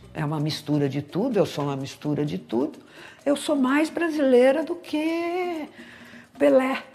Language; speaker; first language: Portuguese; native; Portuguese